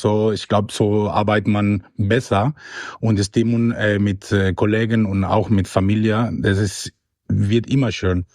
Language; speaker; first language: German; non-native, learner; Spanish